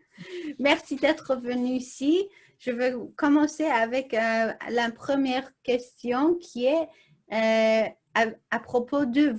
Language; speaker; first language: French; non-native, learner; English